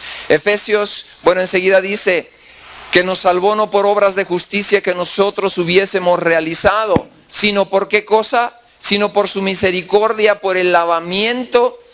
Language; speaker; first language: Spanish; native; Spanish